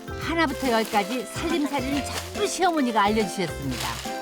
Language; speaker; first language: Korean; native; Korean